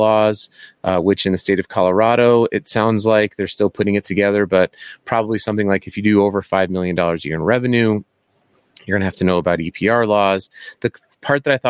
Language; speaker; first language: English; native; English